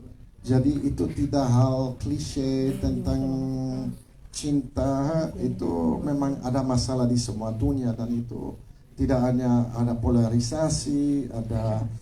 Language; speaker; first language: Indonesian; non-native, fluent; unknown